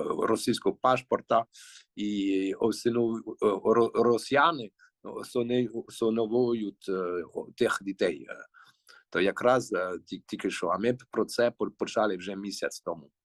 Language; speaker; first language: Ukrainian; early bilingual, heritage; Ukrainian